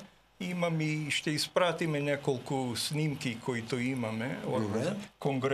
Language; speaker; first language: Bulgarian; early bilingual, heritage; Bulgarian